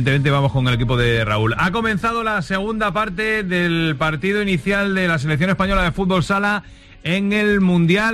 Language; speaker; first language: Spanish; native; Spanish